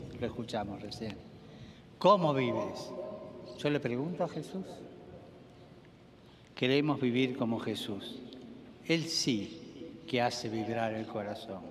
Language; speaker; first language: Spanish; native; Spanish